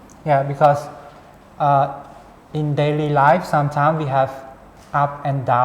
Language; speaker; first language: English; non-native, fluent; Khmer